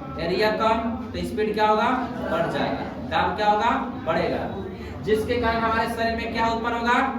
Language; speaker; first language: Hindi; native; Hindi